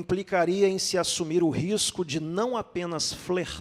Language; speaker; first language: Portuguese; native; Portuguese